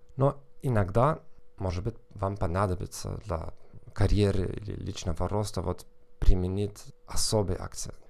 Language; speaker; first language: Russian; non-native, fluent; German